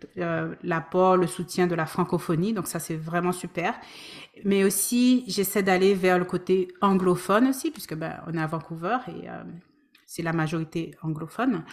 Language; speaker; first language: French; native; French